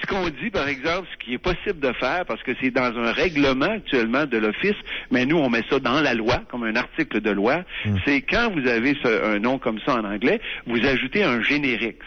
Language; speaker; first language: French; native; French